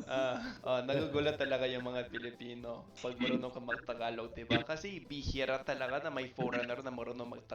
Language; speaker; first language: Filipino; non-native, fluent; English